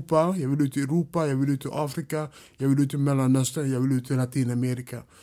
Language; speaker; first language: Swedish; early bilingual, other home language; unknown